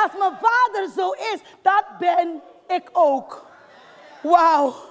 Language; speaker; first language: Dutch; non-native, fluent; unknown